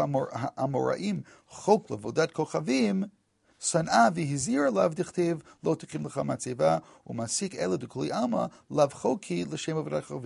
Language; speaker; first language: Hebrew; non-native, fluent; English